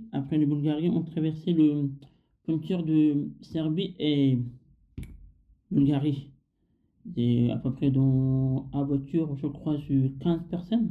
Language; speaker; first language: French; non-native, learner; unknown